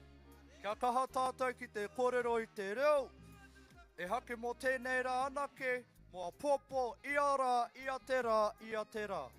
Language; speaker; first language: Māori; non-native, local second language; English